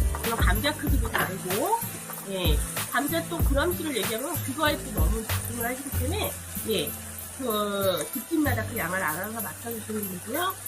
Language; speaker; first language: Korean; native; Korean